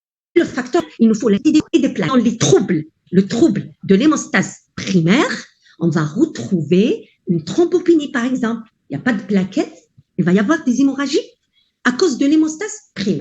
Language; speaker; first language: French; non-native, local second language; Arabic